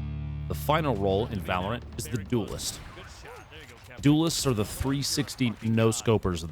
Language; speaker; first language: English; native; English